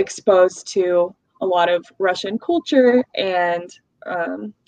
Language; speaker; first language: English; early bilingual, other home language; Russian